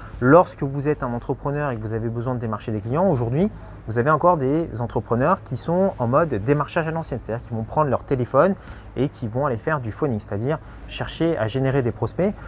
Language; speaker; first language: French; native; French